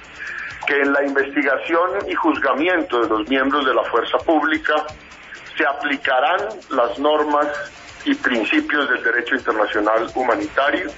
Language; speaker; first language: Spanish; native; Spanish